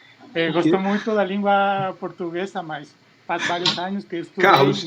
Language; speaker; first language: Portuguese; non-native, fluent; Spanish